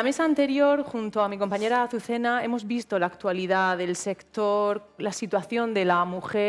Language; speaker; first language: Spanish; native; Spanish